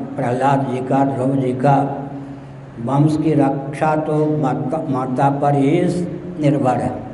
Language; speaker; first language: Hindi; non-native, local second language; Maithili